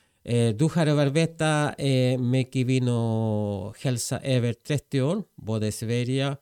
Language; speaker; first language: Swedish; non-native, fluent; Spanish